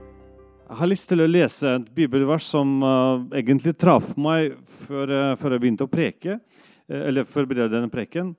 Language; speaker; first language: Norwegian; non-native, fluent; Russian